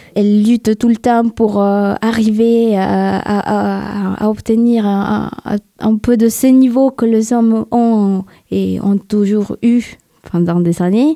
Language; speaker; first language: French; non-native, fluent; Spanish